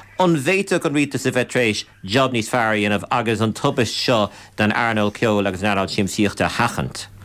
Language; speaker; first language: Irish; native; Irish